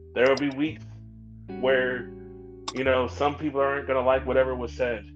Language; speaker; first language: English; native; English